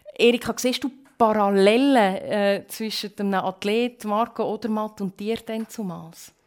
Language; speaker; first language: German; native; German